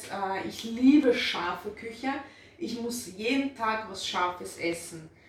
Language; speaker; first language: German; early bilingual, other home language; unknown